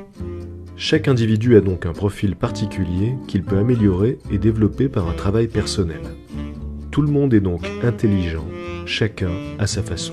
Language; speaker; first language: French; native; French